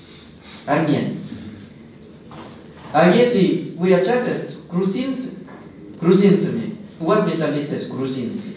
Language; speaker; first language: Russian; non-native, learner; Thai